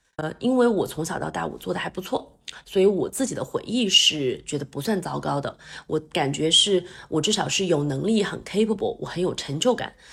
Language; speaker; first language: Chinese; native; Chinese